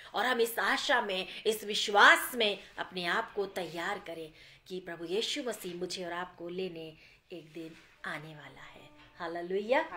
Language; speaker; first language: Hindi; non-native, local second language; Gujarati